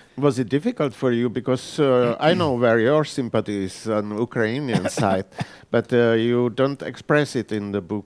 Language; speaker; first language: English; non-native, fluent; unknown